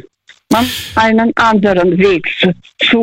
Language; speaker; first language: German; non-native, learner; Russian